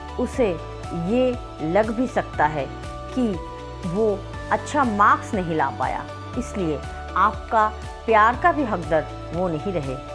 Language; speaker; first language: Hindi; non-native, local second language; Bangla